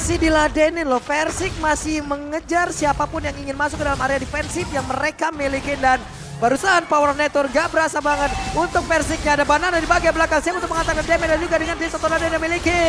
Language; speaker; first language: Indonesian; native; Indonesian